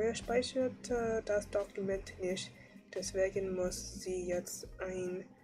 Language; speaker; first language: German; non-native, learner; English